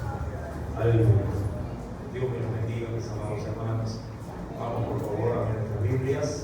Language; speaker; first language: Spanish; native; Spanish